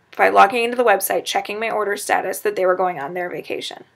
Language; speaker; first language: English; native; English